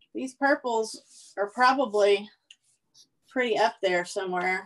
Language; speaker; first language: English; native; English